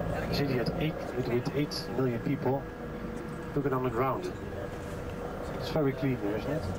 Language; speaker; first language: English; non-native, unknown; Dutch